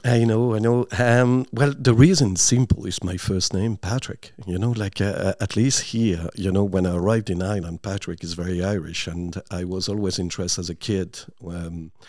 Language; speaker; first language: English; non-native, fluent; French